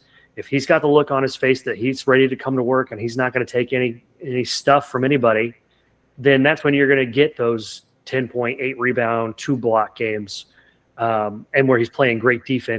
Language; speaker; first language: English; native; English